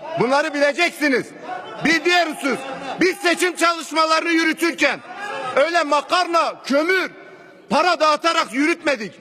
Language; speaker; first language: Turkish; non-native, local second language; Kurdish